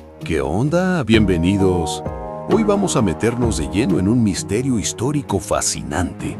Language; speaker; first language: Spanish; native; Spanish